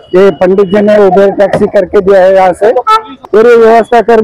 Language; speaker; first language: Hindi; non-native, local second language; Marathi